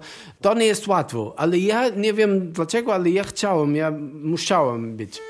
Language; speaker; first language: Polish; non-native, learner; Portuguese